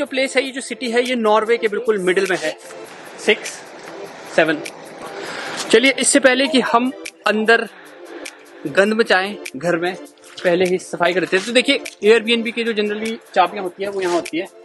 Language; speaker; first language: Hindi; native; Hindi